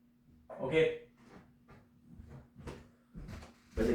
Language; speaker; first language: French; native; French